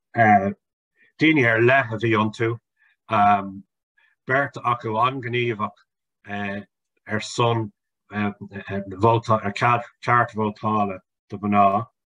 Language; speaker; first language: Irish; non-native, local second language; English